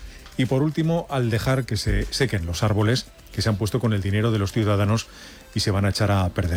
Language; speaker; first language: Spanish; native; Spanish